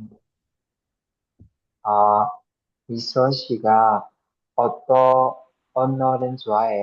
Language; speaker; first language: Korean; non-native, learner; Burmese